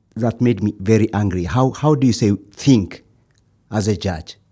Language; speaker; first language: English; non-native, fluent; Amharic